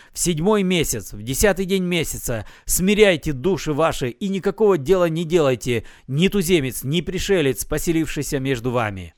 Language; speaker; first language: Russian; native; Russian